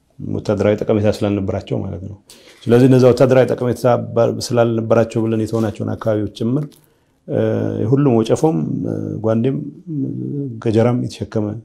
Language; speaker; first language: Amharic; non-native, local second language; Tigrinya